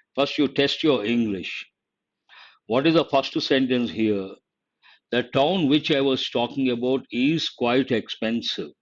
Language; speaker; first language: English; non-native, local second language; Telugu